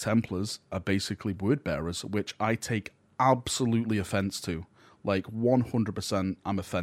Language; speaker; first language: English; native; English